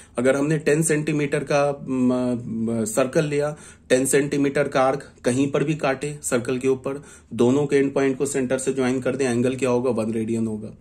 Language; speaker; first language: Hindi; native; Hindi